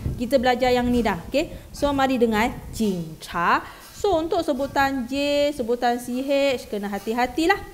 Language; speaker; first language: Malay; native; Malay